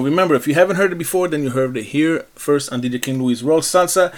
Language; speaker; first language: English; early bilingual, other home language; Spanish